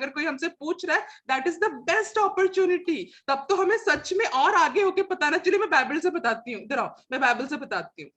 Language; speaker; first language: Hindi; non-native, local second language; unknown